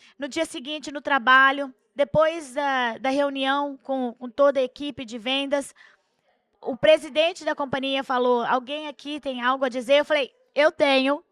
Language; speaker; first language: Portuguese; early bilingual, heritage; Portuguese